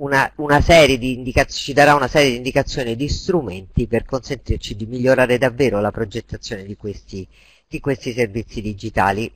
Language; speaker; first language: Italian; native; Italian